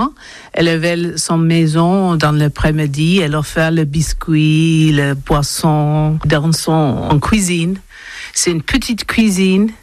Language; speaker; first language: French; non-native, learner; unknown